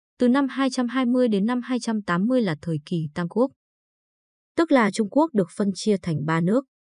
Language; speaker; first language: Vietnamese; native; Vietnamese